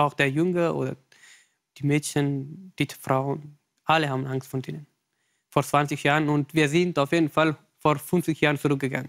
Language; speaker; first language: German; non-native, learner; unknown